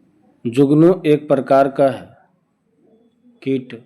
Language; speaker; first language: Hindi; native; Hindi